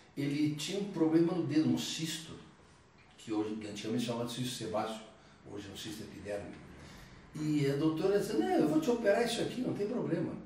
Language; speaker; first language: Portuguese; early bilingual, other home language; Italian